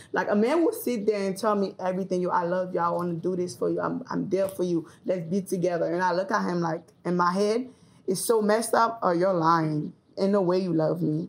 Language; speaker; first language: English; early bilingual, other home language; Haitian Creole